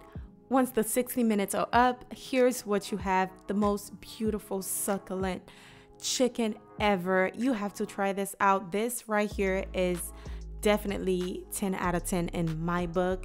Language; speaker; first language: English; native; English